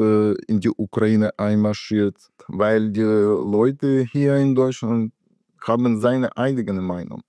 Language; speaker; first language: German; non-native, learner; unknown